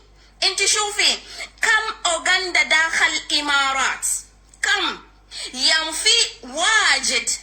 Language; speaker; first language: Arabic; non-native, learner; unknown